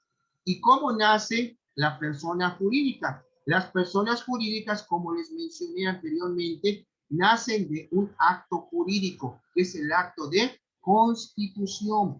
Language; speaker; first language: Spanish; native; Spanish